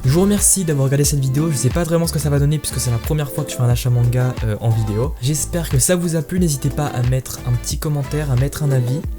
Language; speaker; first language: French; native; French